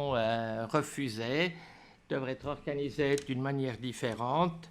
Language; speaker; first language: French; native; French